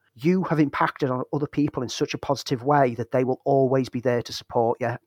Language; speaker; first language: English; native; English